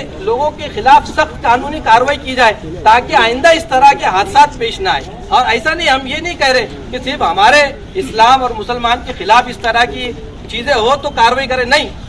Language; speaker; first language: Urdu; native; Urdu